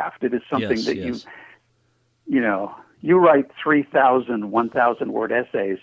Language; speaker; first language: English; native; English